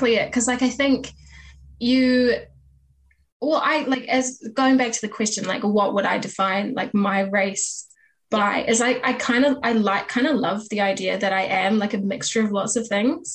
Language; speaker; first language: English; native; English